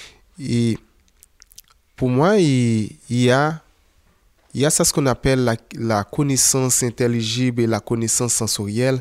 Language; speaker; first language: French; non-native, local second language; Haitian Creole